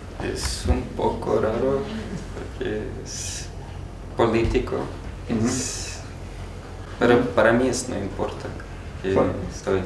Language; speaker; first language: Spanish; non-native, learner; Ukrainian